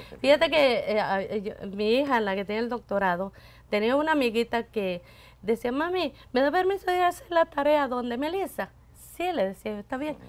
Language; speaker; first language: Spanish; native; Spanish